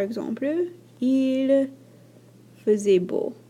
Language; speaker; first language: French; non-native, fluent; English